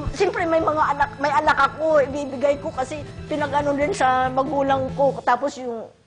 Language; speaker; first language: Filipino; native; Filipino